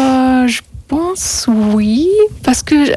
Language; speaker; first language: French; non-native, learner; Russian